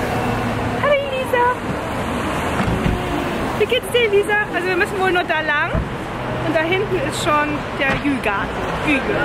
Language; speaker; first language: German; native; German